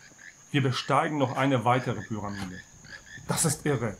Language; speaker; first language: German; native; German